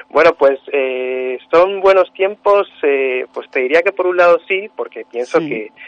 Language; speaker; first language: Spanish; native; Spanish